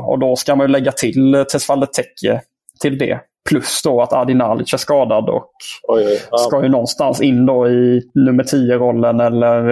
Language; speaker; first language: Swedish; native; Swedish